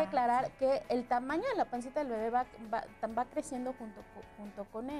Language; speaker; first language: Spanish; native; Spanish